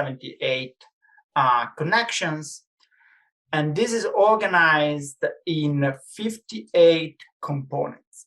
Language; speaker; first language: English; non-native, fluent; Italian